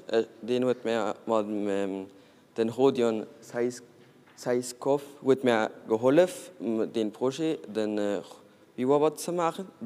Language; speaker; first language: German; non-native, learner; Portuguese